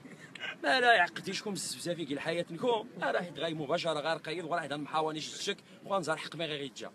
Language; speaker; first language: Arabic; non-native, local second language; Riffian